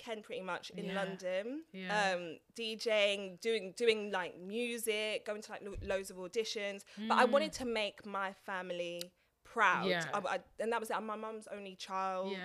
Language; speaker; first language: English; native; English